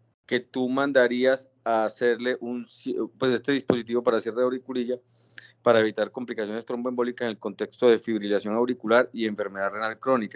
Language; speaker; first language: Spanish; native; Spanish